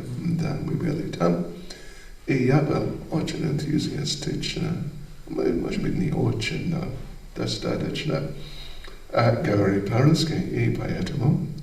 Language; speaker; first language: Russian; non-native, learner; English